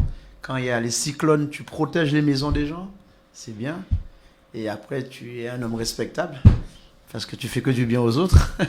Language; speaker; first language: French; native; French